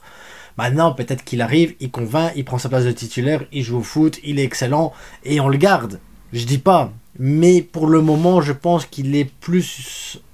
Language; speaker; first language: French; native; French